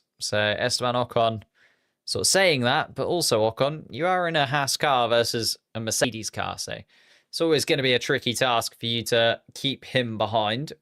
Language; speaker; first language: English; native; English